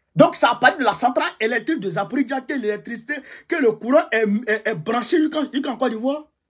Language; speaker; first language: French; non-native, local second language; Bambara